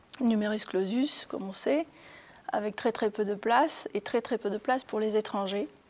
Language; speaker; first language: French; early bilingual, other home language; Arabic